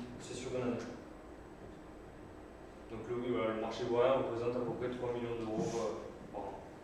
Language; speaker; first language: French; native; French